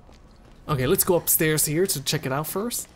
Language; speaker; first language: English; native; English